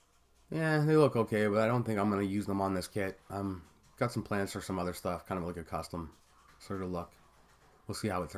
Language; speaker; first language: English; native; English